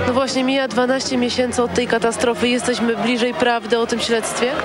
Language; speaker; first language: Polish; native; Polish